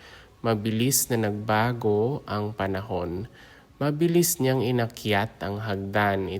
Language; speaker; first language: Filipino; native; Filipino